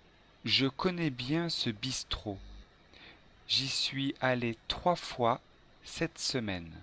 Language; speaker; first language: French; non-native, learner; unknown